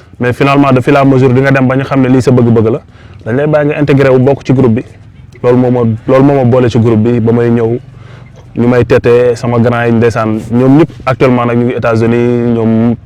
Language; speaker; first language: Wolof; non-native, local second language; Fula